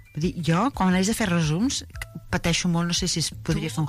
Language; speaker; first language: Catalan; native; Catalan